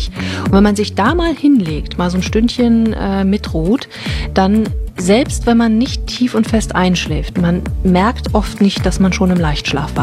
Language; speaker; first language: German; native; German